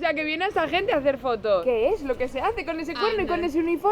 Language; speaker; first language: Spanish; native; Spanish